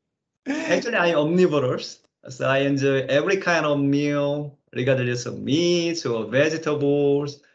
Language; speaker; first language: English; non-native, fluent; Korean